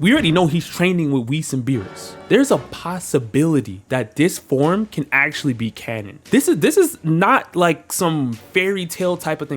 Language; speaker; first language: English; native; English